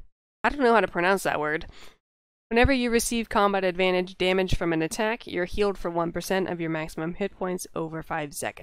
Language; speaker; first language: English; native; English